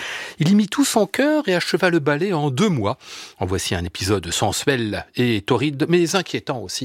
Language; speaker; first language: French; native; French